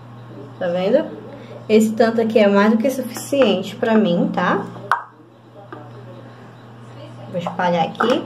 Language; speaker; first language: Portuguese; native; Portuguese